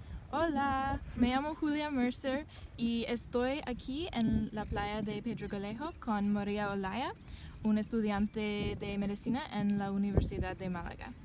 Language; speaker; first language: Spanish; non-native, learner; English